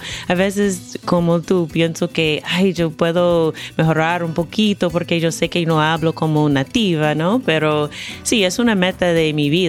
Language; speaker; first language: Spanish; non-native, fluent; English